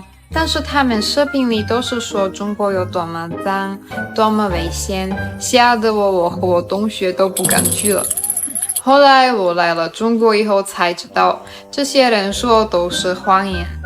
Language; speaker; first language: Chinese; non-native, fluent; Slovak